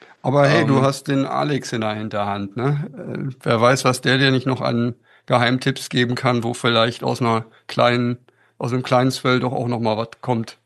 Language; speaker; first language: German; native; German